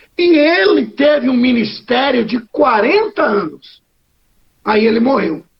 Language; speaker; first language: Portuguese; native; Portuguese